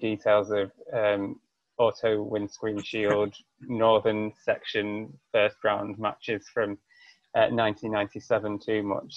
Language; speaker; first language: English; native; English